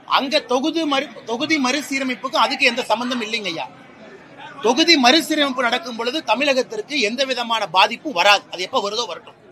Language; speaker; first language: Tamil; native; Tamil